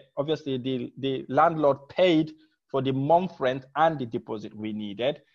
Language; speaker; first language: English; non-native, fluent; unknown